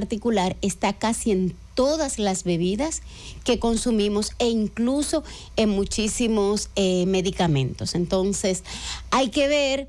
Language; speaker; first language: Spanish; native; Spanish